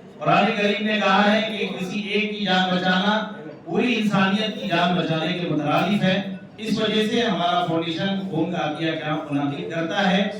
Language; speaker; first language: Urdu; native; Urdu